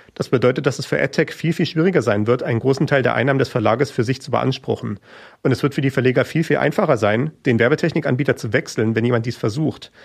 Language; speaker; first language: German; native; German